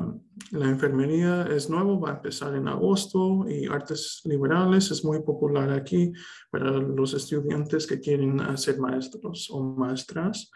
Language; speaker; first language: Spanish; early bilingual, heritage; Spanish